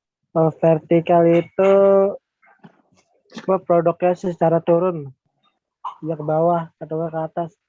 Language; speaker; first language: Indonesian; native; Indonesian